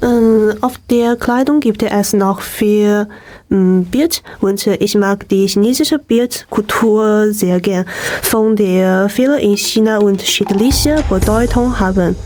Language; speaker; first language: German; non-native, learner; Chinese